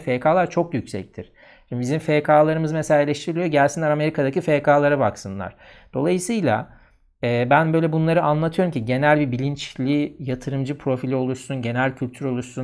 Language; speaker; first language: Turkish; native; Turkish